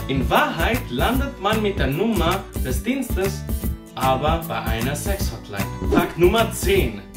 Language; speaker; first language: German; early bilingual, other home language; Portuguese